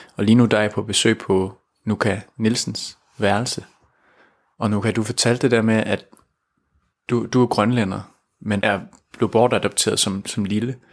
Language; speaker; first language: Danish; native; Danish